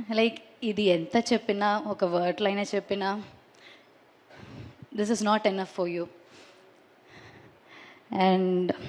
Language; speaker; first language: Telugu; non-native, learner; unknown